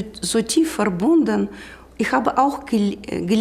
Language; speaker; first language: German; non-native, learner; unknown